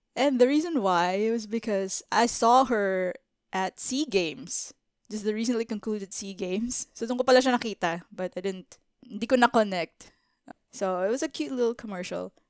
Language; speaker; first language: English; non-native, local second language; Filipino